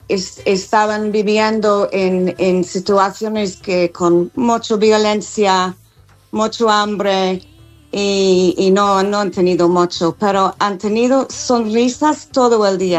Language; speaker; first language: Spanish; non-native, fluent; English